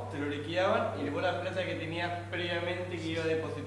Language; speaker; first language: Spanish; native; Spanish